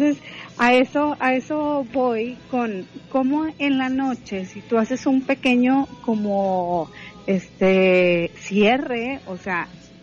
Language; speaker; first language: Spanish; native; Spanish